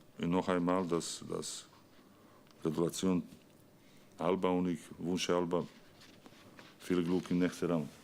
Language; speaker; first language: German; non-native, learner; Bosnian